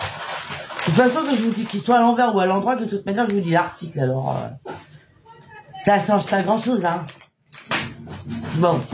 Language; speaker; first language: French; native; French